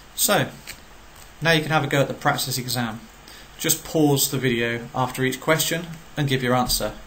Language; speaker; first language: English; native; English